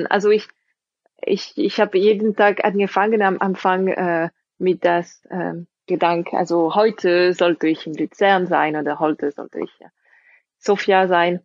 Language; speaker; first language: German; non-native, fluent; French